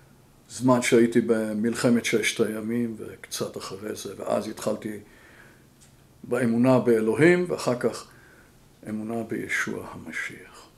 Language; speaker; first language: Hebrew; non-native, fluent; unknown